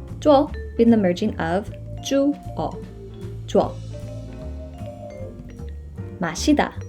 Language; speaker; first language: Korean; non-native, fluent; English